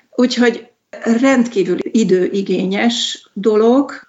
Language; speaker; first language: Hungarian; native; Hungarian